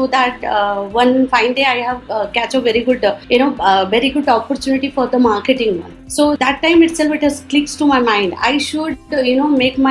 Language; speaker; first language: English; non-native, local second language; Odia